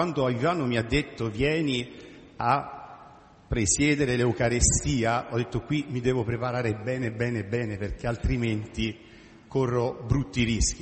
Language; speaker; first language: Italian; native; Italian